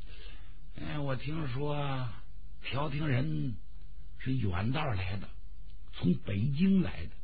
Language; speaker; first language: Chinese; native; Chinese